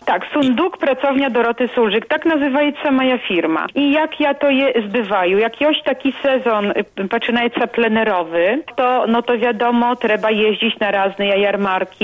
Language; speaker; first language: Polish; non-native, local second language; Belarusian